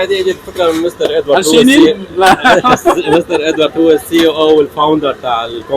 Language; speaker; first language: Arabic; native; Arabic